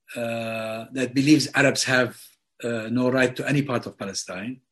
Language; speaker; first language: English; non-native, fluent; Arabic